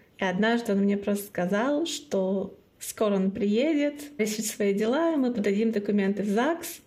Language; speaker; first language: Russian; non-native, local second language; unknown